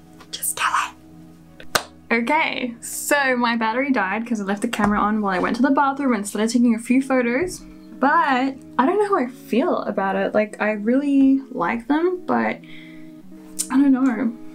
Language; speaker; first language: English; early bilingual, other home language; Spanish